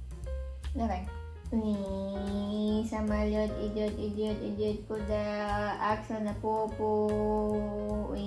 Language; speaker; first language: Russian; non-native, learner; Filipino